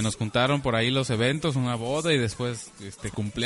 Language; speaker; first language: Spanish; native; Spanish